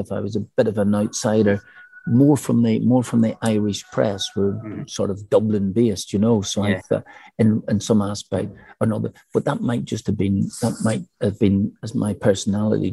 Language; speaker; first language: English; native; English